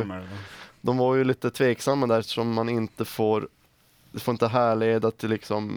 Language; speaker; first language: Swedish; native; Swedish